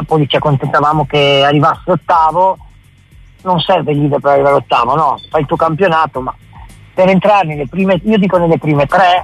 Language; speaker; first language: Italian; native; Italian